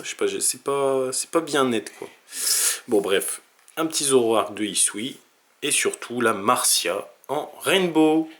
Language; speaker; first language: French; native; French